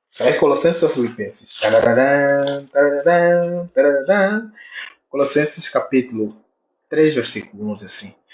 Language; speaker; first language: Portuguese; native; Portuguese